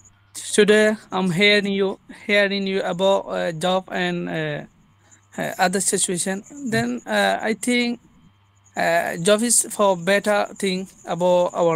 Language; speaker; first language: English; non-native, learner; Bangla